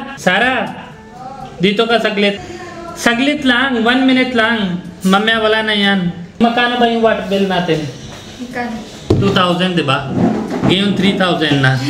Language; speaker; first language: Filipino; non-native, learner; Punjabi